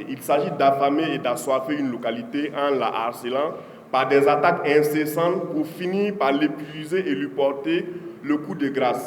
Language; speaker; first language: French; non-native, local second language; Mossi